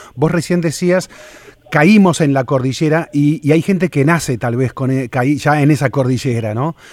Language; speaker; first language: Spanish; native; Spanish